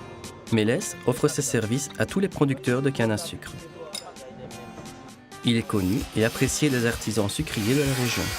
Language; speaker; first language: French; native; French